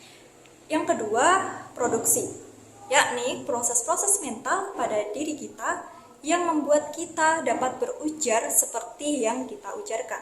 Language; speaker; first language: Indonesian; native; Indonesian